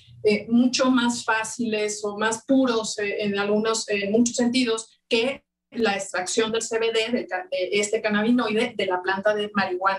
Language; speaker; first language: Spanish; native; Spanish